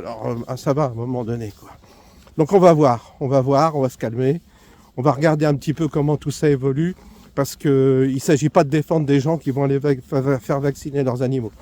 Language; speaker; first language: French; native; French